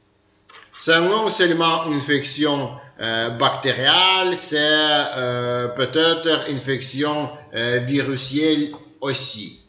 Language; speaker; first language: French; non-native, learner; Ukrainian